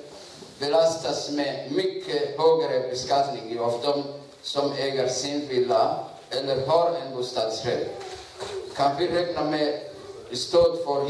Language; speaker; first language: Swedish; non-native, learner; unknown